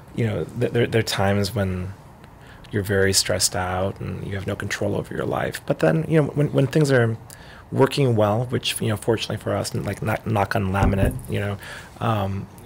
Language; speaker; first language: English; native; English